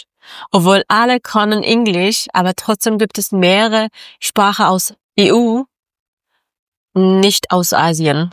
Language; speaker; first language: German; non-native, fluent; Persian